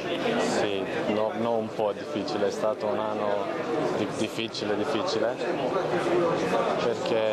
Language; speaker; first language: Italian; non-native, learner; Romanian